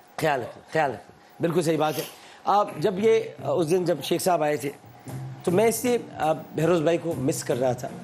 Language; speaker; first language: Urdu; native; Urdu